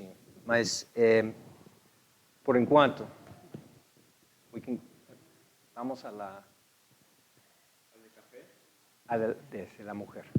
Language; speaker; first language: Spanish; non-native, fluent; English